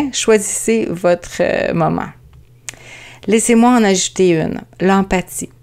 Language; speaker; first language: French; native; French